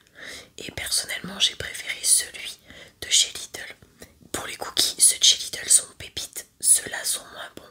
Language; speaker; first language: French; native; French